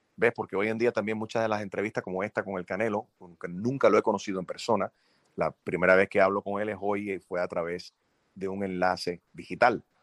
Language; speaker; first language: Spanish; early bilingual, heritage; Spanish